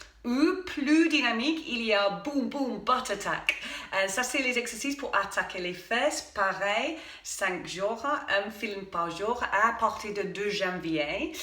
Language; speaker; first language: French; non-native, fluent; English